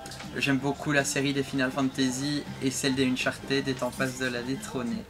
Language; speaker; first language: French; native; French